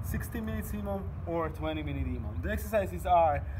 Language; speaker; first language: English; non-native, fluent; Slovak